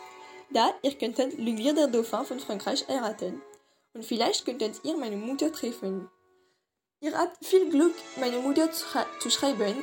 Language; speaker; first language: German; non-native, learner; French